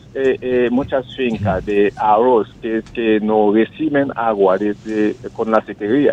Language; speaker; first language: Spanish; non-native, fluent; Haitian Creole